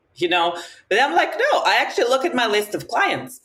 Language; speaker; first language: English; non-native, fluent; Serbian